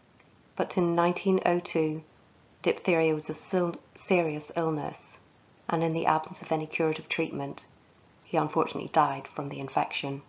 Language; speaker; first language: English; native; English